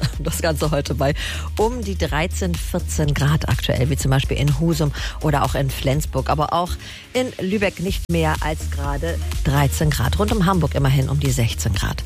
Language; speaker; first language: German; native; German